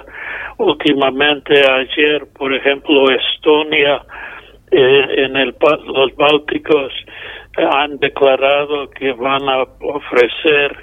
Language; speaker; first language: Spanish; non-native, fluent; English